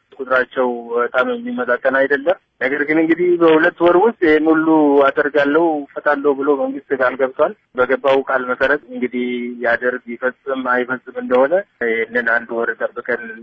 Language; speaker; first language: Amharic; non-native, local second language; Oromo